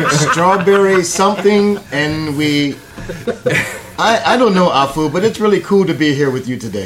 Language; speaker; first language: English; native; English